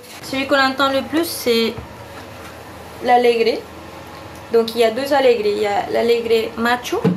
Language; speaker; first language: French; non-native, fluent; Spanish